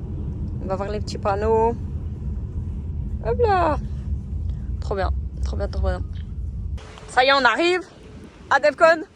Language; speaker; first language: French; native; French